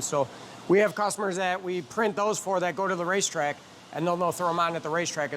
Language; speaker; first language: English; native; English